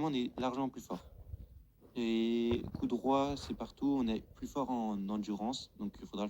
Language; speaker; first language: French; native; French